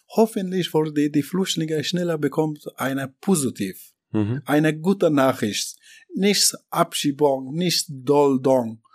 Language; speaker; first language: German; non-native, learner; Persian